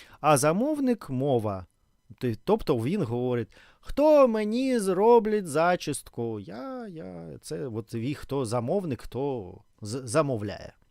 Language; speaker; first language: Ukrainian; non-native, learner; Russian